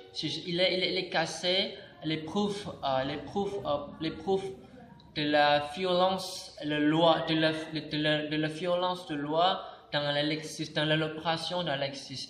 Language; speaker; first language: French; non-native, learner; Indonesian